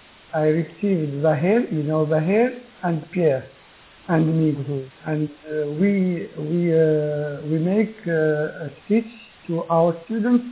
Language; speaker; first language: English; non-native, learner; Arabic